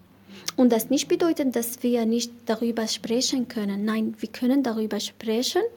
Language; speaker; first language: German; non-native, learner; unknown